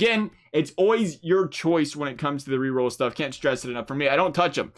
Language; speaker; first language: English; native; English